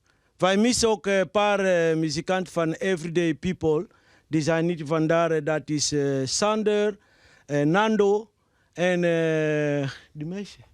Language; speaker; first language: Dutch; non-native, fluent; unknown